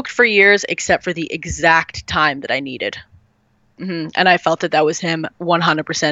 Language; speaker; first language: English; native; English